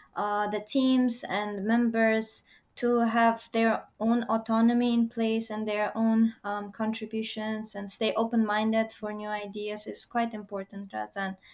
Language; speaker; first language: English; non-native, fluent; Uzbek